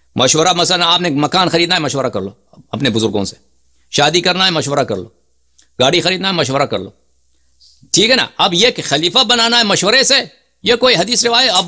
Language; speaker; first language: Urdu; non-native, fluent; Persian